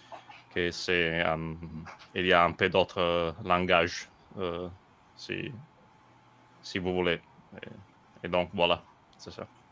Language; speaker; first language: French; non-native, fluent; Italian